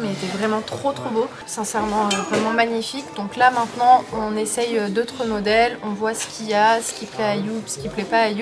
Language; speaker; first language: French; native; French